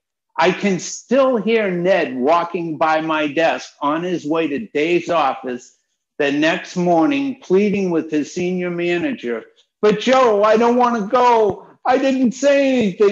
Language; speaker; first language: English; native; English